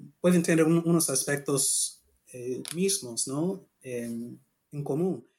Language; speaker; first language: Spanish; non-native, learner; English